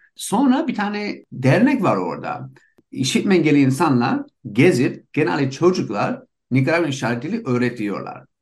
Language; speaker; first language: Turkish; non-native, fluent; English